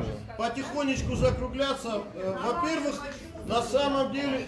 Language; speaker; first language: Russian; native; Russian